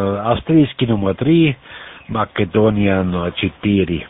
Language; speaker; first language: Russian; non-native, learner; German